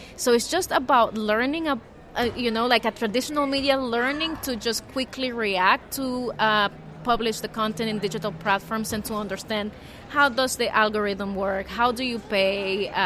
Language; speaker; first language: English; non-native, fluent; Spanish